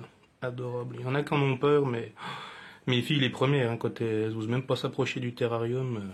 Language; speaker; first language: French; native; French